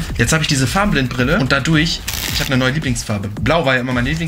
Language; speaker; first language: German; native; German